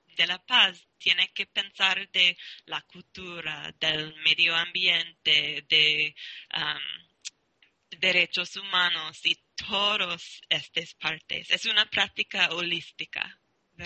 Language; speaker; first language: Spanish; non-native, learner; English